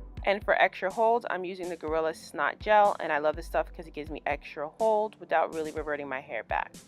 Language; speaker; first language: English; native; English